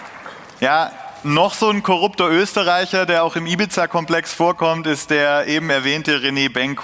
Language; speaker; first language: German; native; German